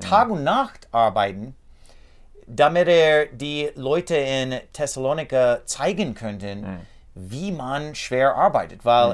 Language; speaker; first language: German; non-native, learner; English